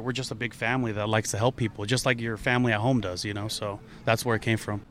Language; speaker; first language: English; early bilingual, other home language; Spanish